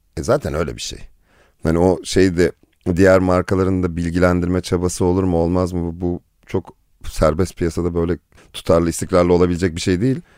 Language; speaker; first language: Turkish; native; Turkish